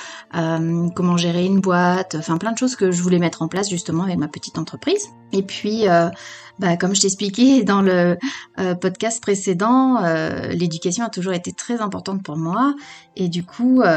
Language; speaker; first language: French; native; French